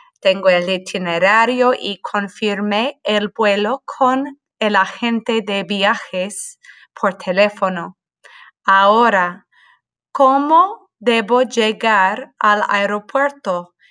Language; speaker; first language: Spanish; non-native, fluent; English